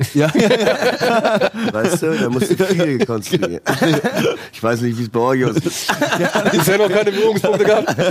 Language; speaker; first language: German; early bilingual, heritage; Croatian